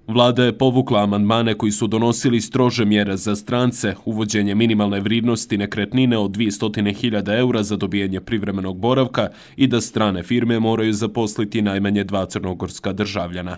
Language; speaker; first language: Bosnian; native; Bosnian